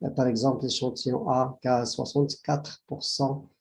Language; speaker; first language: French; non-native, local second language; Arabic